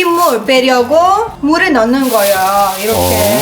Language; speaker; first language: Korean; non-native, learner; Persian